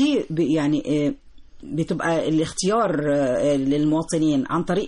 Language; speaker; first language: Arabic; native; Arabic